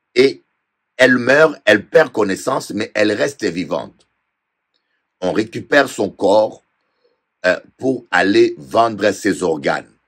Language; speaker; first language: French; non-native, local second language; Lingala